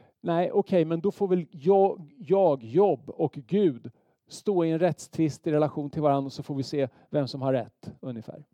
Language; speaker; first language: Swedish; native; Swedish